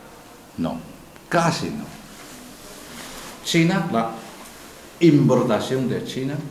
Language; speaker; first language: Spanish; non-native, learner; Chinese